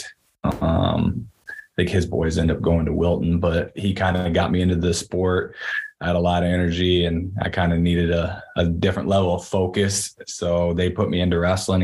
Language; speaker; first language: English; native; English